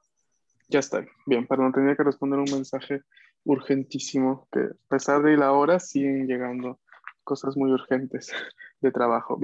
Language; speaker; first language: Spanish; native; Spanish